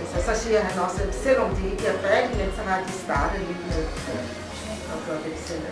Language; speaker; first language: Danish; non-native, fluent; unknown